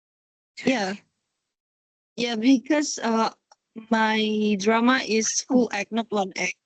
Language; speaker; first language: English; non-native, learner; Indonesian